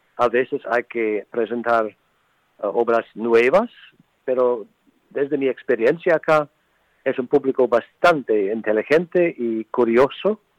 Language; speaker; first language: Spanish; non-native, fluent; English